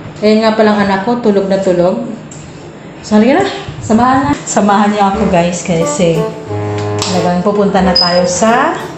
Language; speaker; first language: Filipino; native; Filipino